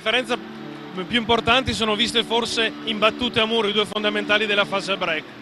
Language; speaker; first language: Italian; native; Italian